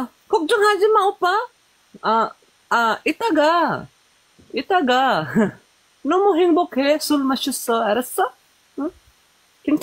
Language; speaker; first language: Korean; non-native, learner; Cebuano